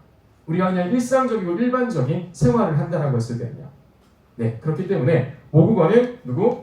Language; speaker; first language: Korean; native; Korean